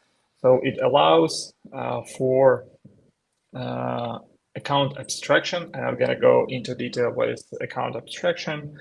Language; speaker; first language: English; non-native, fluent; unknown